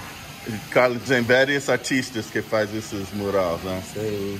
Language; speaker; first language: Portuguese; non-native, learner; English